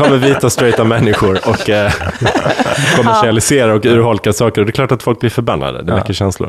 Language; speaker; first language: Swedish; native; Swedish